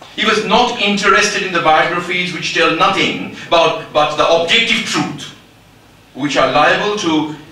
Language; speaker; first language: English; non-native, local second language; Bangla